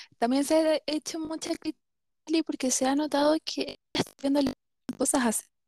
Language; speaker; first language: Spanish; native; Spanish